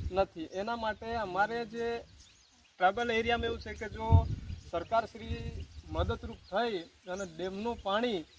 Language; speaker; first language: Gujarati; native; Gujarati